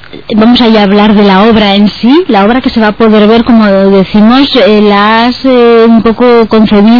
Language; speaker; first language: Spanish; native; Spanish